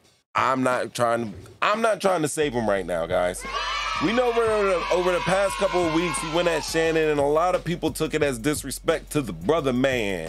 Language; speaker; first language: English; native; English